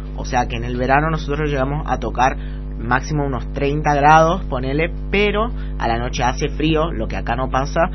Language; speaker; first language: Spanish; non-native, fluent; Italian